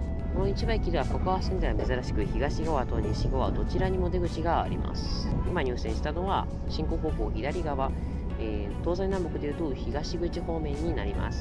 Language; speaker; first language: Japanese; native; Japanese